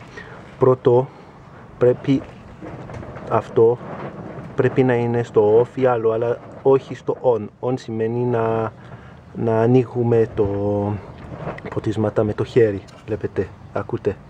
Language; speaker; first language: Greek; non-native, learner; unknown